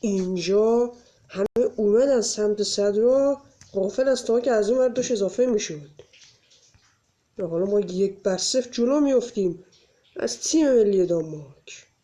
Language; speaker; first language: Persian; native; Persian